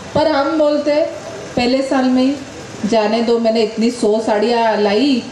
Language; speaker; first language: Hindi; non-native, local second language; Marathi